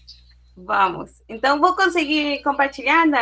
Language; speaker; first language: Portuguese; non-native, fluent; Spanish